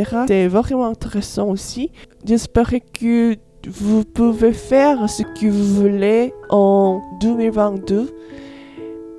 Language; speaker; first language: French; non-native, learner; Korean